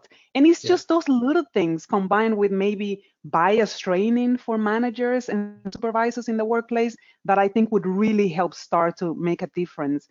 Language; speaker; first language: English; non-native, fluent; Spanish